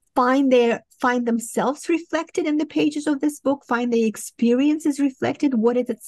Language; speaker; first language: English; non-native, fluent; Romanian